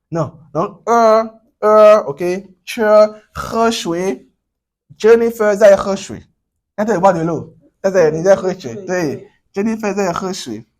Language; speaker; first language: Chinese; non-native, learner; French